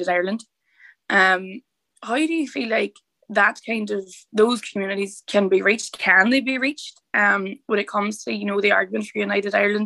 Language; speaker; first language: English; native; English